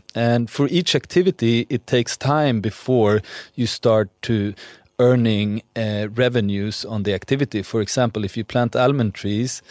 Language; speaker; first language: English; non-native, fluent; Swedish